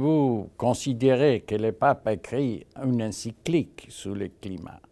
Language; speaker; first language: French; non-native, fluent; Spanish